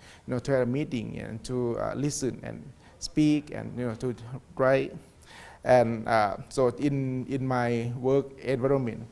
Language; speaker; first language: English; non-native, learner; Thai